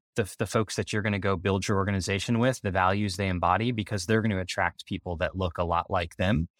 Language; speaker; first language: English; native; English